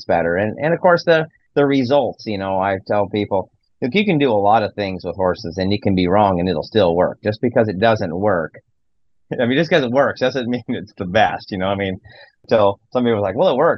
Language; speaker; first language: English; native; English